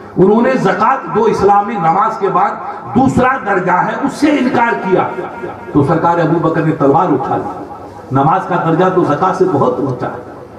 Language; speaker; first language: Urdu; non-native, local second language; Sindhi